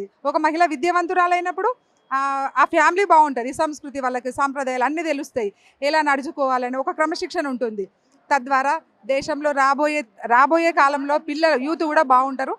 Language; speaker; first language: Telugu; native; Telugu